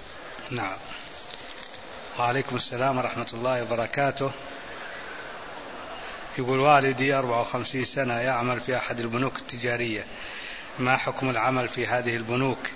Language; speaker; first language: Arabic; native; Arabic